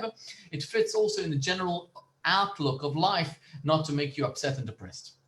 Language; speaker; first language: English; native; English